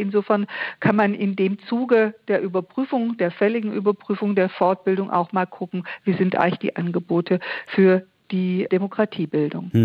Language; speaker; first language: German; native; German